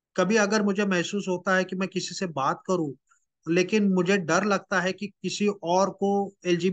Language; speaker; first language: Hindi; non-native, local second language; Marathi